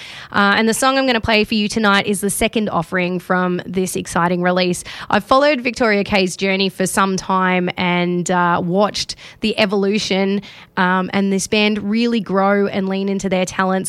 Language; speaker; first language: English; native; English